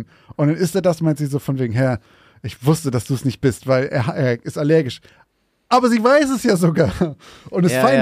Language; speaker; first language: German; native; German